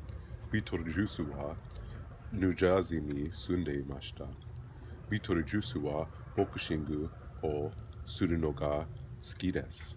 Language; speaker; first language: Japanese; non-native, learner; English